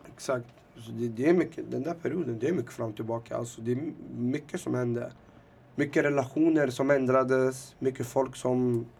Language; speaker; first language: Swedish; early bilingual, other home language; Arabic